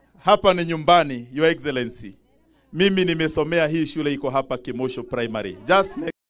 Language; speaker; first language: Swahili; non-native, local second language; Kikuyu